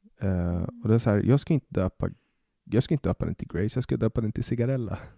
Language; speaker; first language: Swedish; native; Swedish